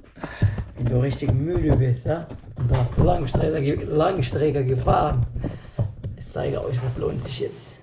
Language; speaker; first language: German; non-native, fluent; Arabic